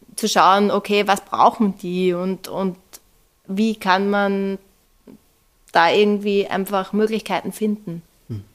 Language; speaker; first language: German; native; German